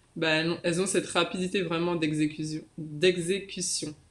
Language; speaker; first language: French; native; French